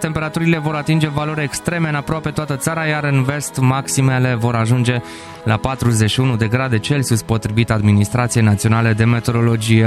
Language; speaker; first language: Romanian; native; Romanian